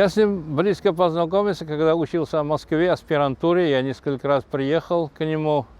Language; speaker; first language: Russian; non-native, local second language; Tatar